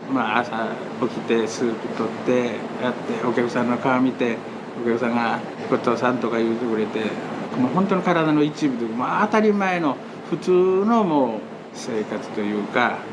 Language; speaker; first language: Japanese; native; Japanese